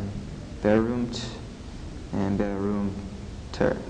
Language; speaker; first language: German; non-native, learner; English